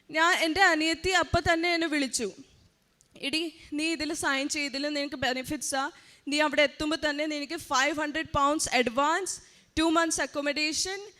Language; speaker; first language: Malayalam; early bilingual, heritage; Malayalam